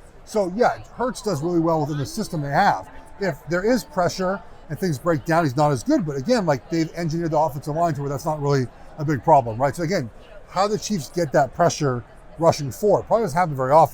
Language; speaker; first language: English; native; English